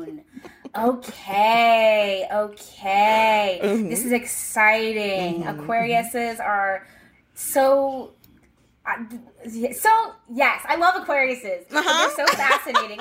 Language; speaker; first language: English; native; English